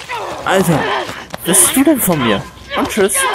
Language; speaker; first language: German; native; German